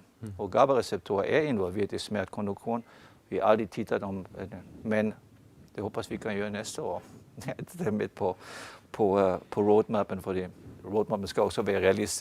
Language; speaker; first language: Swedish; non-native, fluent; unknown